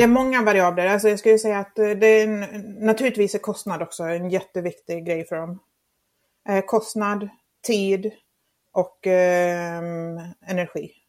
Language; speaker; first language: Swedish; non-native, fluent; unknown